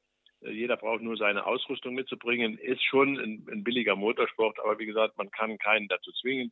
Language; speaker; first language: German; native; German